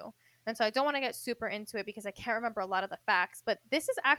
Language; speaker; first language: English; non-native, fluent; Spanish